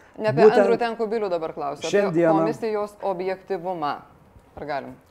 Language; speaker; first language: Lithuanian; native; Lithuanian